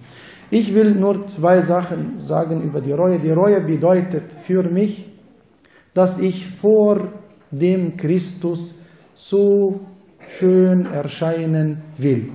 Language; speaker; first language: German; non-native, fluent; Arabic